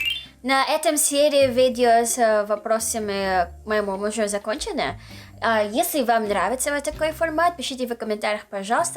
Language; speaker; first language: Russian; non-native, learner; Filipino